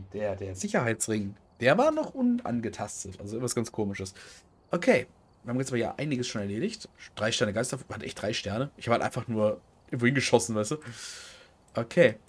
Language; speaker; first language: German; native; German